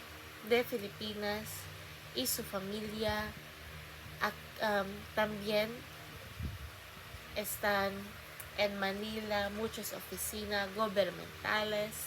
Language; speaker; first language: Spanish; non-native, learner; Filipino